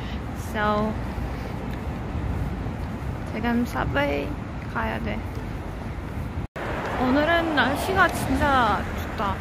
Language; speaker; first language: Korean; non-native, learner; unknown